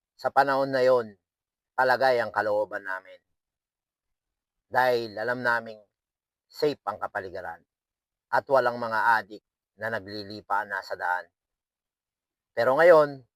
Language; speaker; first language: Filipino; native; Filipino